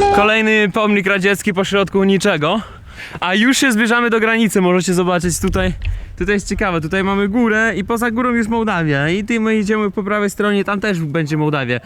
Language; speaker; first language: Polish; non-native, fluent; Russian